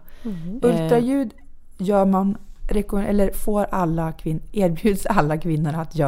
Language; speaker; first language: Swedish; native; Swedish